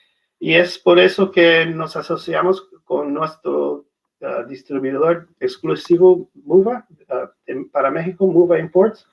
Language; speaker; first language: Spanish; non-native, learner; English